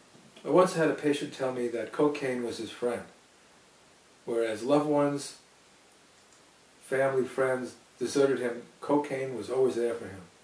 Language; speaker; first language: English; native; English